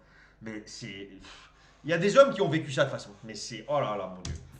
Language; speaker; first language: French; native; French